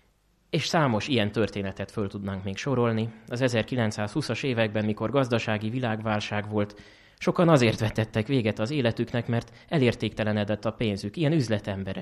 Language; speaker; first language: Hungarian; native; Hungarian